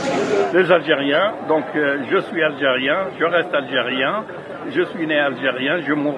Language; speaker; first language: French; native; French